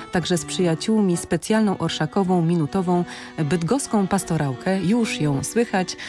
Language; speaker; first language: Polish; native; Polish